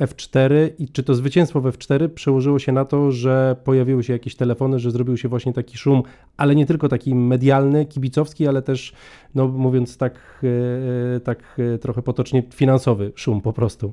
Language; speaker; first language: Polish; native; Polish